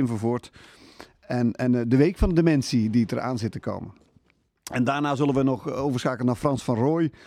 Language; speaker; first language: Dutch; native; Dutch